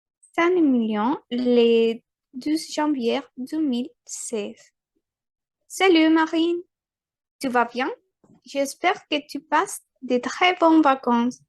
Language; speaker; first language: French; non-native, fluent; Spanish